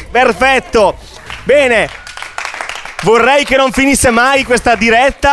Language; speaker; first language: Italian; native; Italian